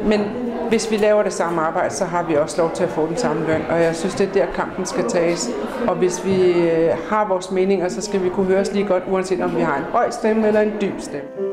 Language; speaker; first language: Danish; native; Danish